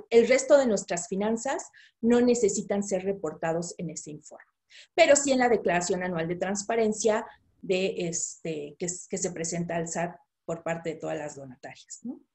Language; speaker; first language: Spanish; native; Spanish